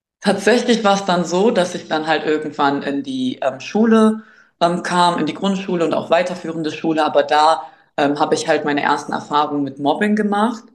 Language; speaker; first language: German; early bilingual, other home language; Albanian